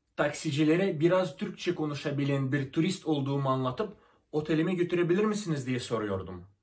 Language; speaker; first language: Turkish; non-native, fluent; Russian